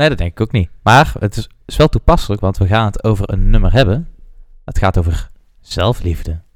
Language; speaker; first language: Dutch; native; Dutch